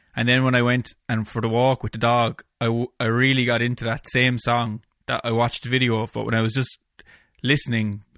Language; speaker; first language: English; native; English